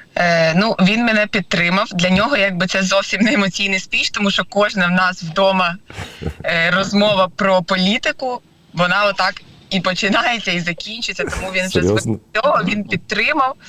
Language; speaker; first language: Ukrainian; non-native, local second language; Russian